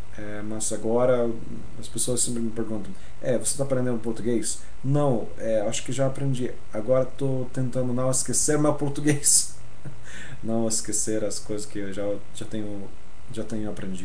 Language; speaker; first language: Portuguese; non-native, fluent; English